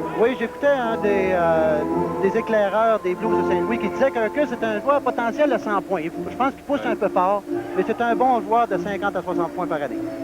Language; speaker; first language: French; native; French